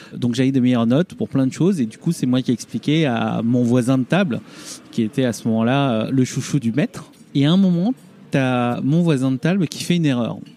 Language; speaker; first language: French; early bilingual, other home language; Vietnamese